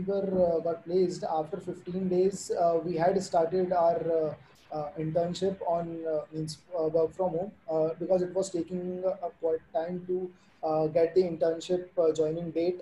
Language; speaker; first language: English; non-native, local second language; Hindi